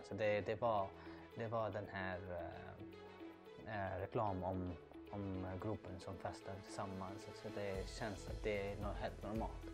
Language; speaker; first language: Swedish; non-native, learner; Arabic